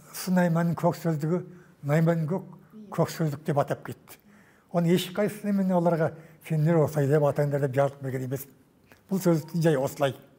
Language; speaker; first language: Kazakh; native; Kazakh